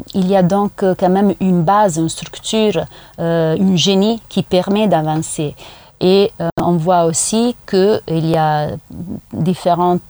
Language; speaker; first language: French; non-native, fluent; Italian